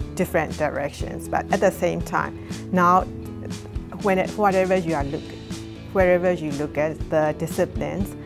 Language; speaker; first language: English; non-native, fluent; Burmese